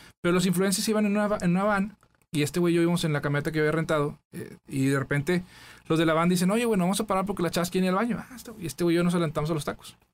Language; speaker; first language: Spanish; native; Spanish